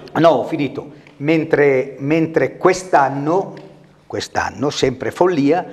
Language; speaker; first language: Italian; native; Italian